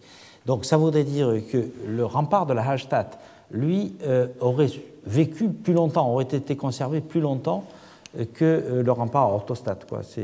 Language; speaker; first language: French; native; French